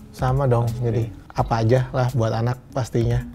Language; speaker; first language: Indonesian; native; Indonesian